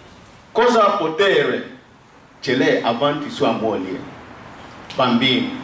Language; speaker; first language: Italian; non-native, learner; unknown